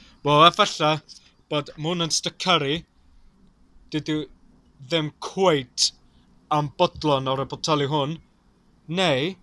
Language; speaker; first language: Welsh; non-native, learner; English